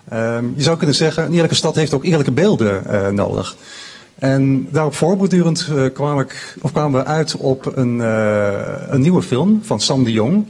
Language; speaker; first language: Dutch; native; Dutch